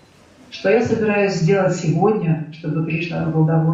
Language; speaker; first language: Russian; native; Russian